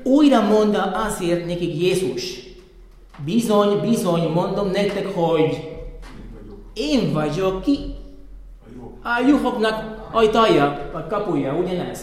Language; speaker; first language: Hungarian; non-native, fluent; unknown